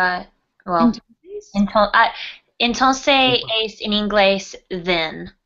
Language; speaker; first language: Spanish; non-native, learner; English